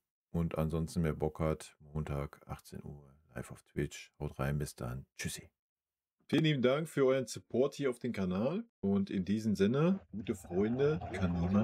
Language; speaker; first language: German; native; German